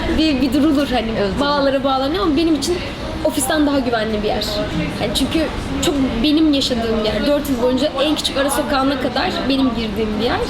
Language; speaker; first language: Turkish; native; Turkish